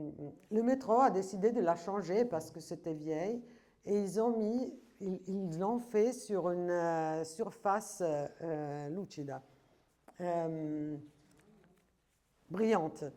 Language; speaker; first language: French; non-native, fluent; Italian